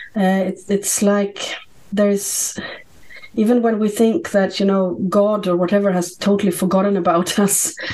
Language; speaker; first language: English; non-native, fluent; Swedish